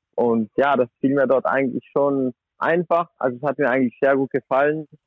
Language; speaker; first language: German; native; German